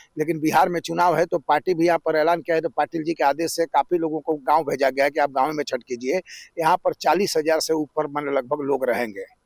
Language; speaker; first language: Hindi; native; Hindi